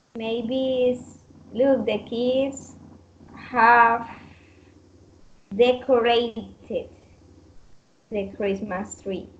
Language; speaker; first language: English; non-native, learner; Spanish